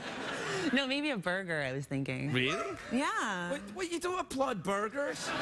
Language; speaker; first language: English; native; English